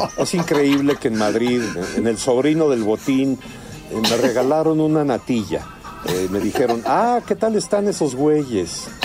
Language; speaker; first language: Spanish; early bilingual, heritage; Spanish